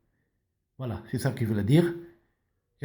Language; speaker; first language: French; non-native, learner; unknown